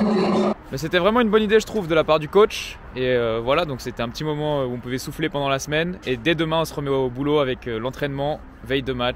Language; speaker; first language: French; native; French